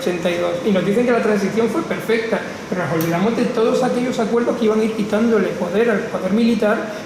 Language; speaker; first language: Spanish; native; Spanish